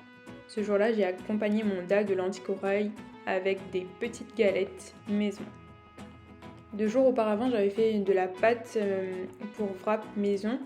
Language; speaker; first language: French; native; French